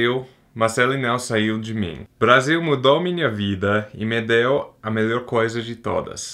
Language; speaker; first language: Portuguese; non-native, fluent; English